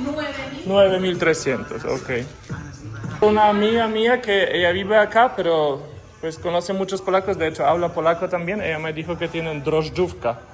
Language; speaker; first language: Spanish; non-native, fluent; Polish